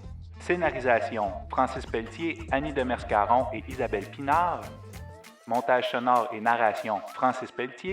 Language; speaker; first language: French; native; French